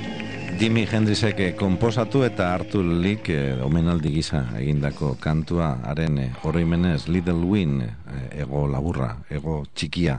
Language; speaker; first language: Basque; native; Basque